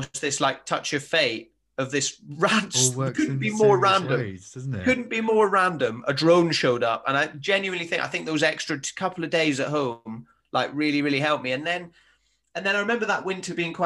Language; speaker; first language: English; native; English